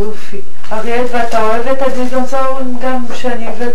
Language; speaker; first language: Hebrew; native; Hebrew